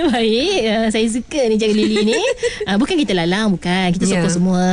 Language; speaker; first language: Malay; native; Malay